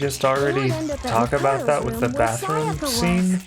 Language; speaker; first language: English; native; English